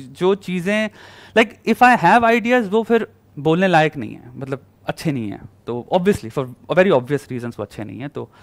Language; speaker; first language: Hindi; native; Hindi